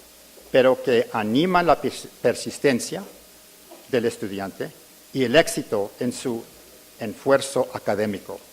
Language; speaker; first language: Spanish; early bilingual, heritage; English